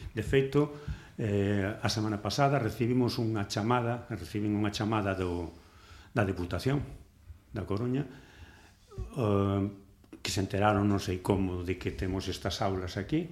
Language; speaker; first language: Galician; non-native, local second language; Spanish